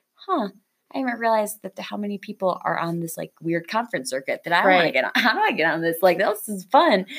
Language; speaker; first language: English; native; English